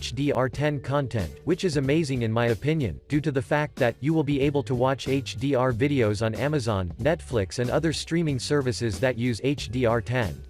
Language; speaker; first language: English; non-native, fluent; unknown